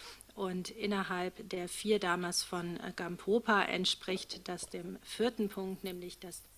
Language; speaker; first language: German; native; German